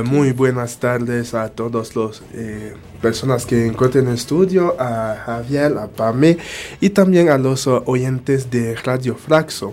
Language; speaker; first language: Spanish; non-native, fluent; Haitian Creole